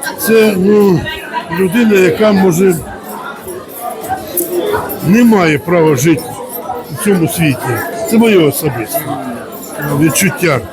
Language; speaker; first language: Ukrainian; native; Ukrainian